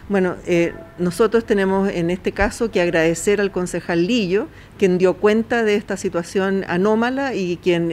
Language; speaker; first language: Spanish; native; Spanish